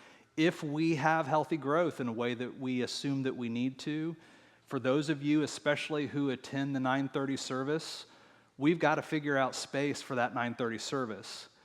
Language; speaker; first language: English; native; English